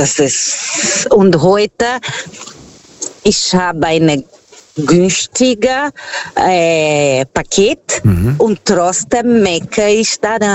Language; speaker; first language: German; non-native, fluent; Portuguese